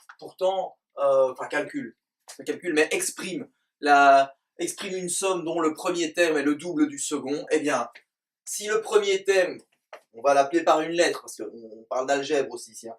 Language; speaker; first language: French; native; French